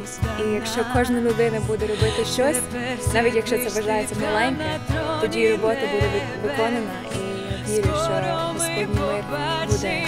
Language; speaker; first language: Ukrainian; non-native, fluent; English